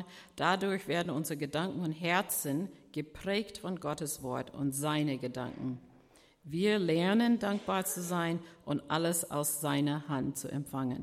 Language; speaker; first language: German; non-native, fluent; English